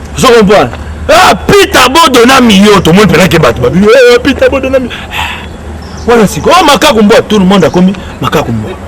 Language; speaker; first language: Lingala; native; Lingala